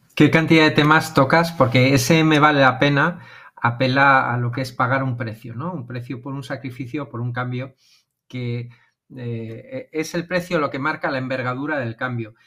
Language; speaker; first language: Spanish; native; Spanish